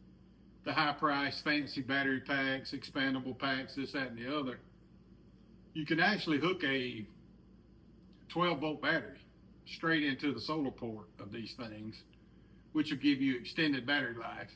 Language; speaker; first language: English; native; English